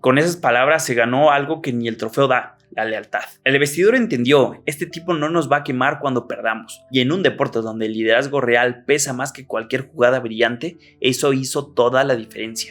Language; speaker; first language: Spanish; native; Spanish